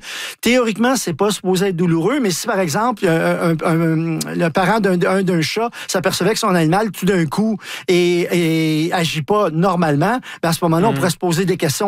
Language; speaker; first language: French; native; French